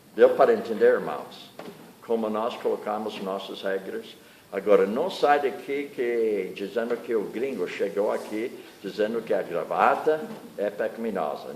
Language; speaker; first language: Portuguese; non-native, fluent; English